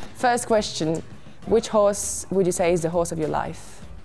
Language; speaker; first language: English; non-native, fluent; French